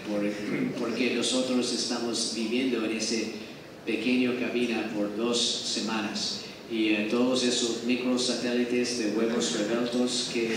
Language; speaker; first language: Spanish; non-native, fluent; English